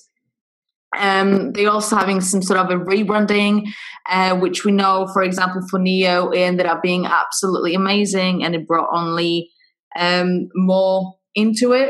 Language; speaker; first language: English; non-native, fluent; Polish